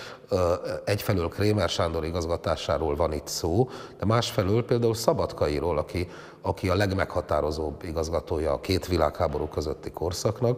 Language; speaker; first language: Hungarian; native; Hungarian